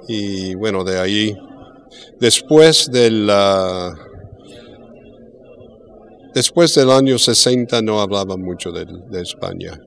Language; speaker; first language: Spanish; early bilingual, heritage; English